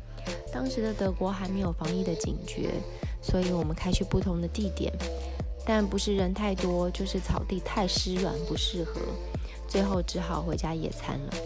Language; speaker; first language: Chinese; native; Chinese